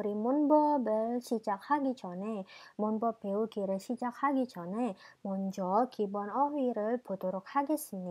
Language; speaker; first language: Korean; non-native, fluent; Indonesian